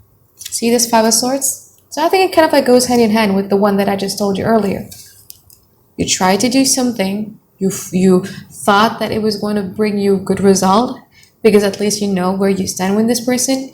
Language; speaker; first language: English; non-native, fluent; Indonesian